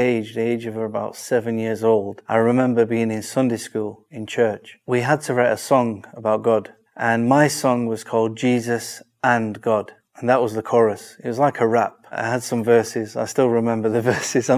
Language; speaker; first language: English; native; English